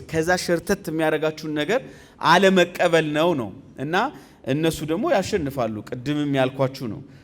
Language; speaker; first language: Amharic; native; Amharic